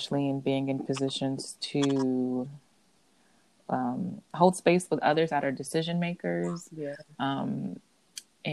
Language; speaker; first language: English; native; English